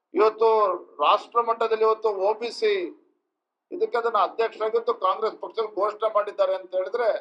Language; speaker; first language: Kannada; native; Kannada